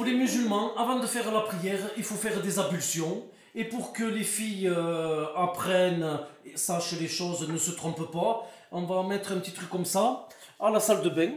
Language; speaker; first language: French; native; French